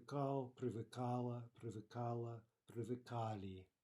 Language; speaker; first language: Russian; non-native, fluent; English